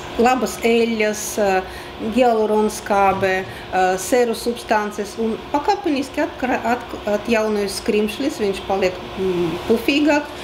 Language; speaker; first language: Latvian; non-native, local second language; Russian